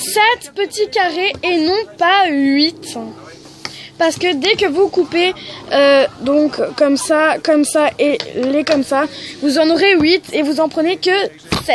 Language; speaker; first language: French; native; French